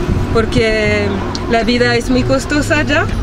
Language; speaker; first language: Spanish; non-native, learner; French